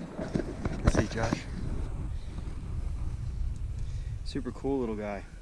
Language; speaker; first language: English; native; English